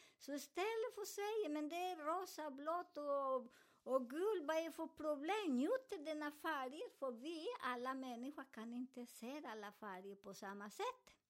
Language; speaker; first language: Swedish; non-native, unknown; Spanish